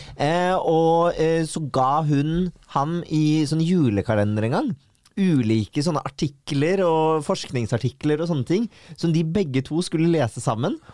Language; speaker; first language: Norwegian; native; Norwegian